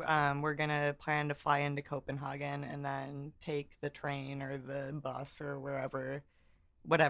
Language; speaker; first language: English; native; English